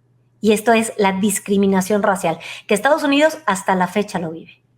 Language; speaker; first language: Spanish; native; Spanish